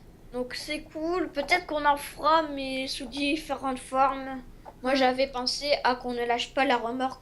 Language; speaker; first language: French; native; French